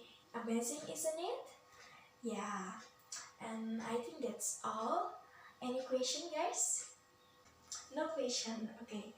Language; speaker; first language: English; non-native, learner; Indonesian